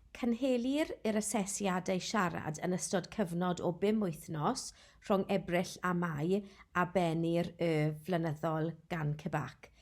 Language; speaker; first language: Welsh; non-native, local second language; English